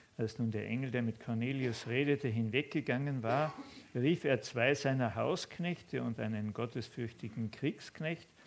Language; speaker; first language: German; native; German